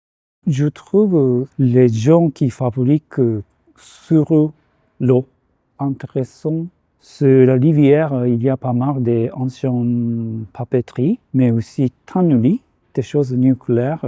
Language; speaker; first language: French; non-native, fluent; Japanese